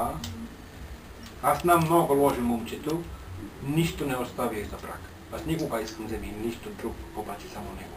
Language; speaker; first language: Bulgarian; non-native, learner; Finnish